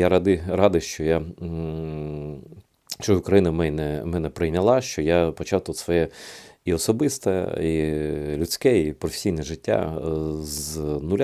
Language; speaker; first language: Ukrainian; non-native, fluent; Russian